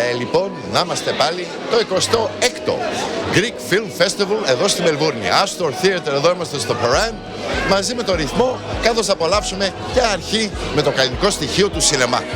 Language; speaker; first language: Greek; early bilingual, heritage; Greek